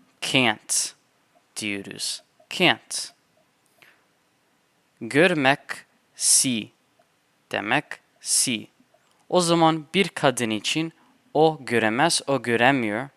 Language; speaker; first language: Turkish; non-native, fluent; English